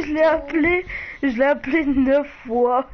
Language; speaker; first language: French; native; French